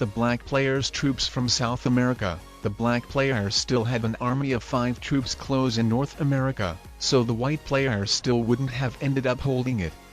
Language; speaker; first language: English; non-native, fluent; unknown